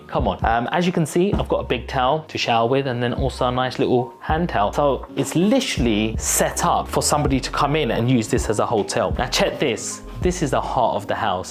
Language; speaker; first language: English; native; English